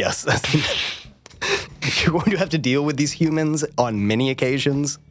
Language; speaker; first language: English; native; English